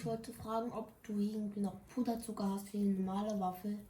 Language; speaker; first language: German; early bilingual, other home language; Thai